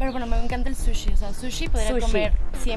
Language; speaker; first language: Spanish; native; Spanish